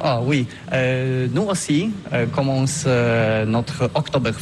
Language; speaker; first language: French; non-native, learner; Polish